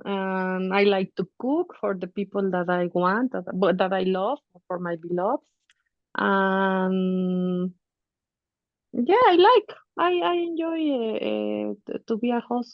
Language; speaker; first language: English; non-native, fluent; Spanish